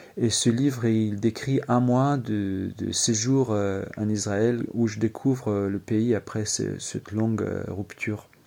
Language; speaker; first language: French; non-native, fluent; Hebrew